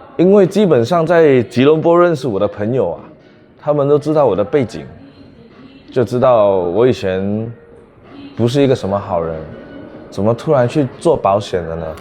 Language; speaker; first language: Chinese; native; Chinese